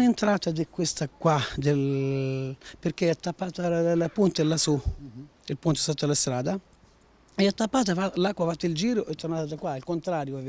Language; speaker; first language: Italian; non-native, learner; Arabic